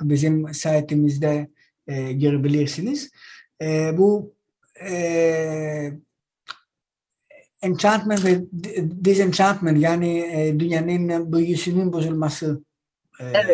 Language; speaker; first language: Turkish; non-native, fluent; Greek